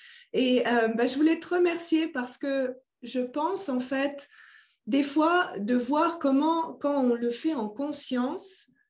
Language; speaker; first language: French; native; French